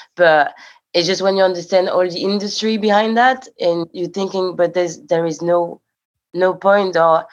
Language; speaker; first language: English; non-native, fluent; French